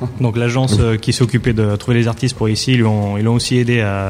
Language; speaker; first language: French; native; French